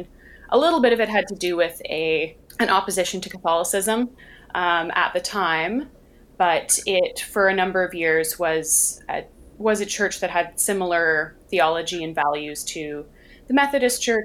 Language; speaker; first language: English; native; English